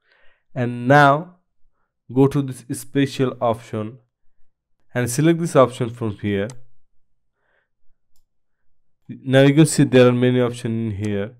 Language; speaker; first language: English; non-native, learner; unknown